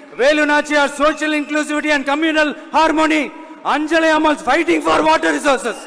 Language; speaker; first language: English; non-native, local second language; Tamil